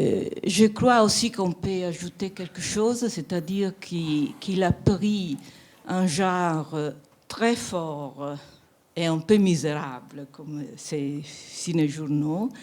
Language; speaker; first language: French; non-native, fluent; Italian